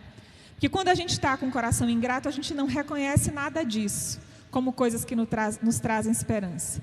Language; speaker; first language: Portuguese; native; Portuguese